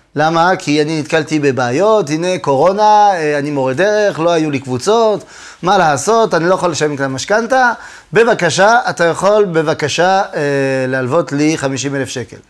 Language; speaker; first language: Hebrew; non-native, fluent; French